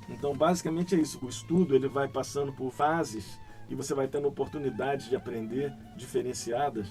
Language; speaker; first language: Portuguese; native; Portuguese